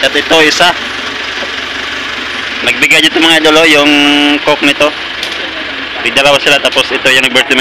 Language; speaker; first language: Filipino; non-native, local second language; Cebuano